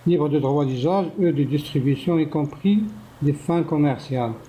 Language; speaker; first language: French; non-native, local second language; Arabic